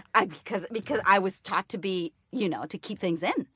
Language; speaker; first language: English; non-native, fluent; Spanish